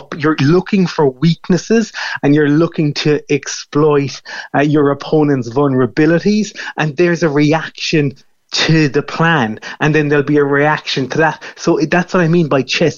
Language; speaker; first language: English; native; English